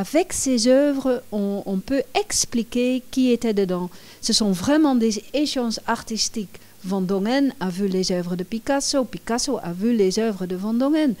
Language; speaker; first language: French; non-native, fluent; Dutch